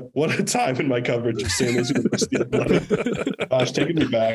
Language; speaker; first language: English; native; English